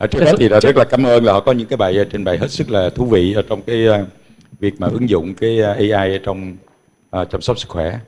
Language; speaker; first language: Vietnamese; native; Vietnamese